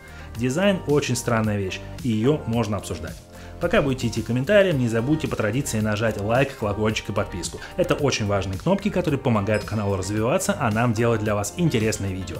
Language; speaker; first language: Russian; native; Russian